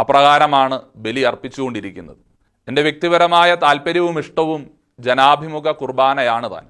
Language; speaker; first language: Malayalam; native; Malayalam